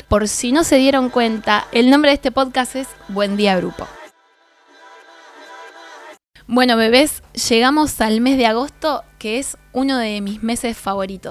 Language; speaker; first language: Spanish; native; Spanish